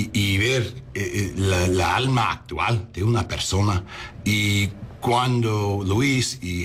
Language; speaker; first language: Spanish; non-native, learner; English